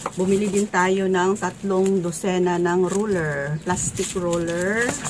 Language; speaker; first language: Filipino; native; Filipino